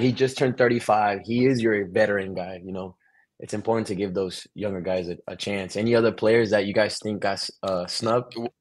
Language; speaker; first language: English; early bilingual, other home language; Spanish